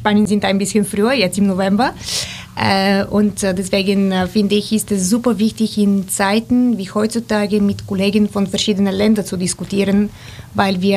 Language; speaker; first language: German; non-native, fluent; Bulgarian